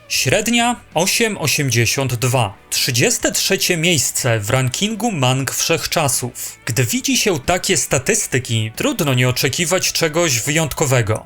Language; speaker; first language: Polish; native; Polish